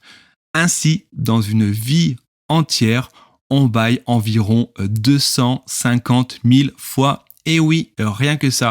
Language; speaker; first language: French; native; French